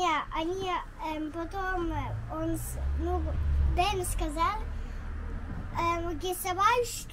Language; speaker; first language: Russian; early bilingual, heritage; Russian